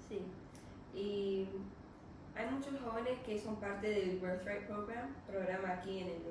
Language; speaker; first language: Spanish; non-native, learner; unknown